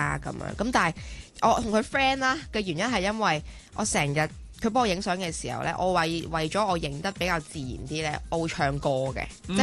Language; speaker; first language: Cantonese; native; Cantonese